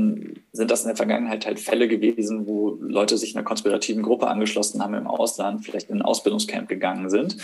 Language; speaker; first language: German; native; German